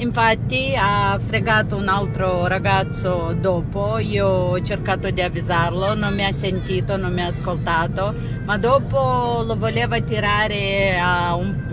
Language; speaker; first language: Italian; non-native, fluent; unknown